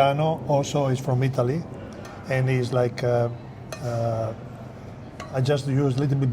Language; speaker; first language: English; non-native, fluent; Italian